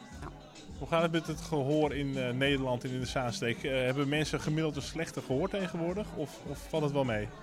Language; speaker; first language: Dutch; native; Dutch